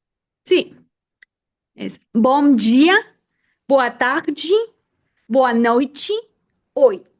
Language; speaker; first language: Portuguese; non-native, learner; Spanish